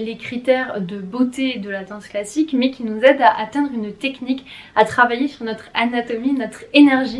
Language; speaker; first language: French; native; French